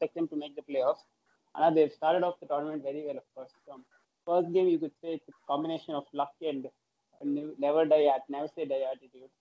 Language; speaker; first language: English; non-native, local second language; Tamil